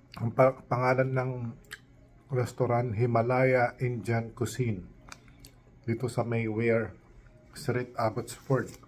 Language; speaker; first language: Filipino; non-native, local second language; Pampanga